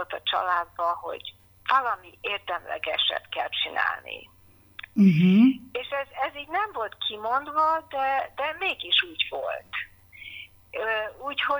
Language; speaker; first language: Hungarian; non-native, fluent; English